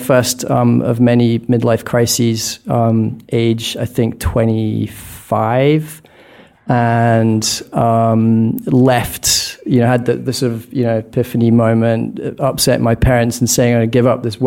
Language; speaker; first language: English; native; English